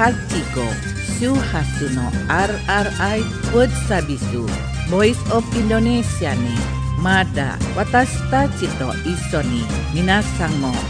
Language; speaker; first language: Japanese; non-native, fluent; Indonesian